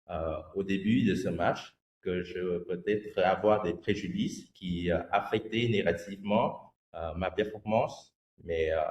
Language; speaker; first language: French; non-native, fluent; Vietnamese